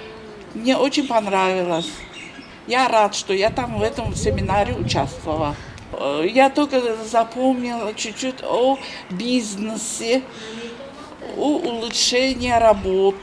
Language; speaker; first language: Russian; non-native, local second language; Tajik